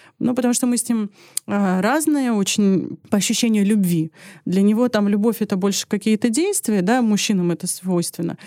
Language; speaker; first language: Russian; early bilingual, other home language; Armenian